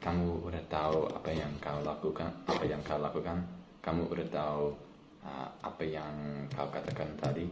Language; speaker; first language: Indonesian; non-native, learner; English